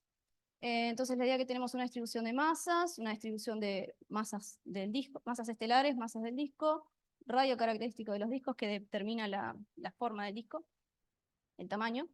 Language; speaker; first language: Spanish; native; Spanish